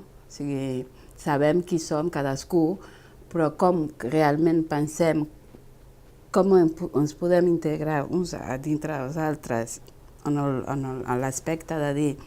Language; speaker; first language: Catalan; non-native, fluent; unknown